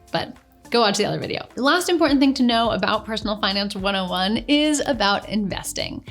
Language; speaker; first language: English; native; English